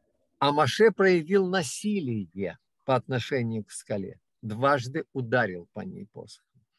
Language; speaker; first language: Russian; native; Russian